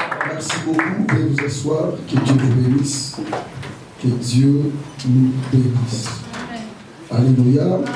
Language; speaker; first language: French; non-native, local second language; Lingala